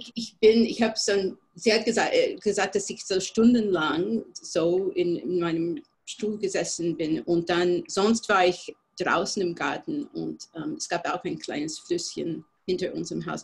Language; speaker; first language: German; non-native, fluent; English